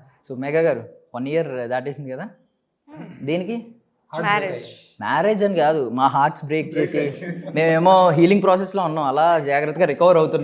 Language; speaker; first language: Telugu; native; Telugu